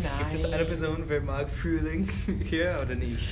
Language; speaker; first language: German; non-native, learner; English